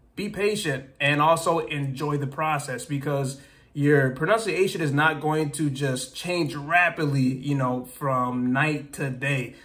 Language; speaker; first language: English; native; English